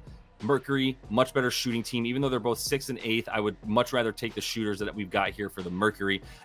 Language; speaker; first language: English; native; English